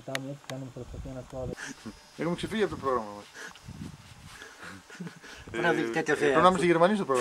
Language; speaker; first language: Greek; non-native, learner; Romanian